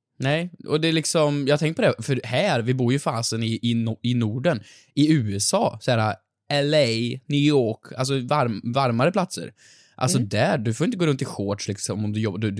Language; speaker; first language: Swedish; native; Swedish